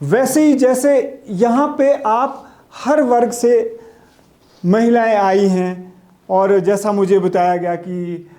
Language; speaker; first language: Hindi; native; Hindi